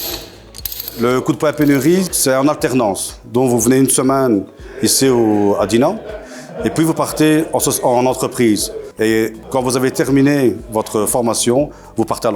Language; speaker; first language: French; native; French